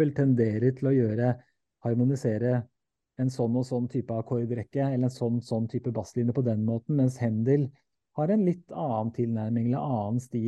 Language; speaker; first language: Norwegian; native; Norwegian